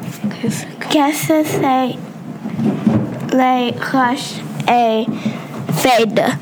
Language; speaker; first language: French; non-native, learner; English